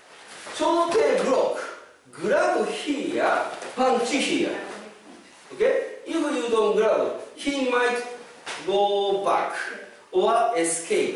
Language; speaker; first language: English; non-native, fluent; Japanese